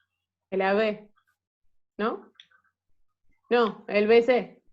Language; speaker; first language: Spanish; native; Spanish